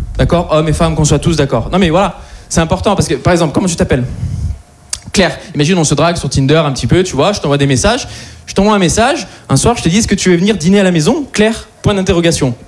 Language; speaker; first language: French; native; French